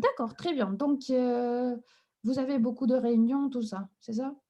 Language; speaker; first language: French; non-native, fluent; Russian